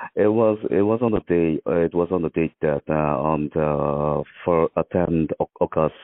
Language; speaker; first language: English; non-native, local second language; Mizo